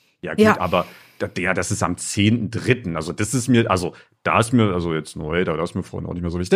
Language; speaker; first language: German; native; German